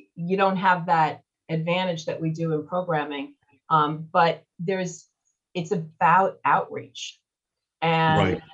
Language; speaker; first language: English; native; English